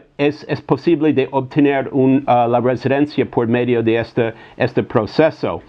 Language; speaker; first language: Spanish; non-native, fluent; English